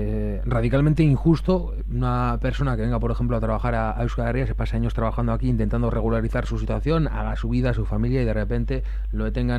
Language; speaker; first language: Spanish; native; Spanish